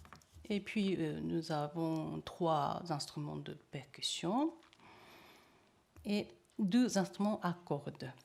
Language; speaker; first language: French; non-native, learner; Japanese